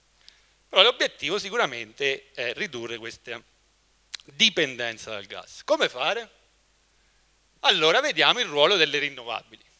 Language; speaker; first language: Italian; native; Italian